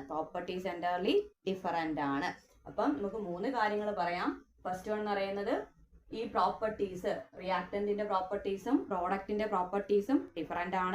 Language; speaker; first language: Malayalam; native; Malayalam